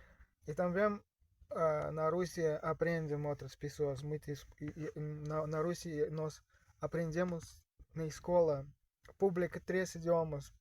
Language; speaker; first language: Portuguese; non-native, fluent; Russian